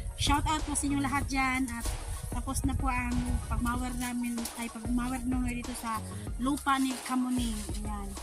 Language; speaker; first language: Filipino; non-native, local second language; Cebuano